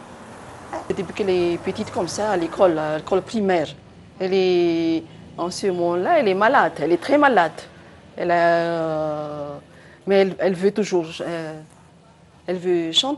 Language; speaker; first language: French; non-native, local second language; Malagasy